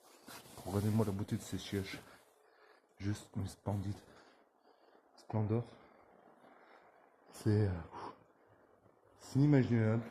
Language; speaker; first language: French; native; French